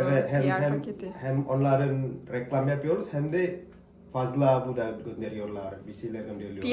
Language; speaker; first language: Turkish; non-native, learner; Indonesian